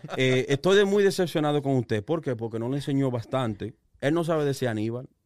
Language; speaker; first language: Spanish; early bilingual, other home language; English